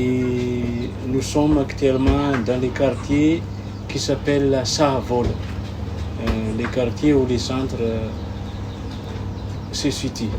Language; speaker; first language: French; non-native, local second language; Malagasy